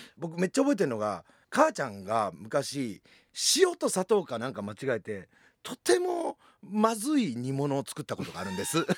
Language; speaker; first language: Japanese; native; Japanese